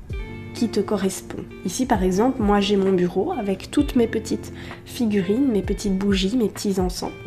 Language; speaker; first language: French; native; French